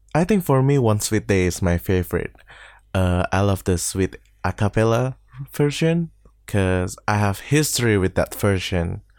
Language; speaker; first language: English; non-native, fluent; Indonesian